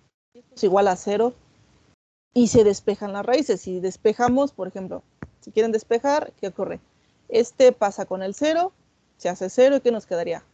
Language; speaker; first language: Spanish; native; Spanish